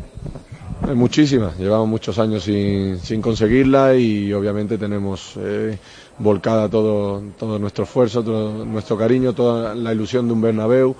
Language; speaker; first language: Spanish; native; Spanish